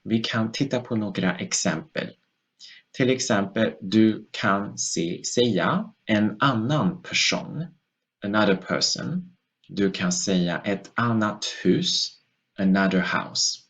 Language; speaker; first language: Swedish; non-native, fluent; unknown